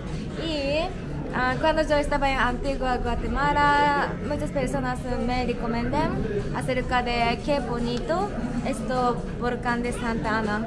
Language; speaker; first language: Spanish; non-native, learner; Japanese